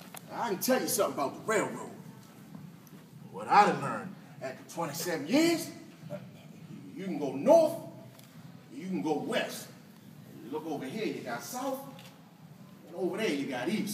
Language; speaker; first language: English; native; English